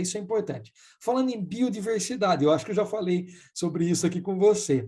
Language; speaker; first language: Portuguese; native; Portuguese